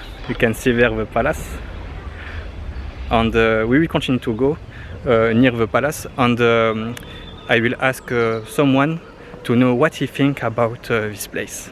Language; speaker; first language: English; non-native, learner; French